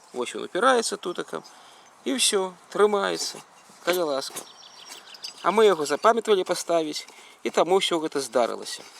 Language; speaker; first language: Belarusian; native; Belarusian